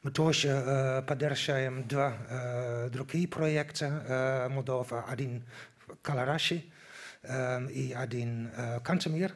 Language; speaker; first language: Russian; non-native, learner; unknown